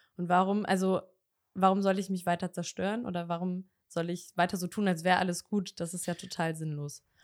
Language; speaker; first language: German; early bilingual, other home language; Bosnian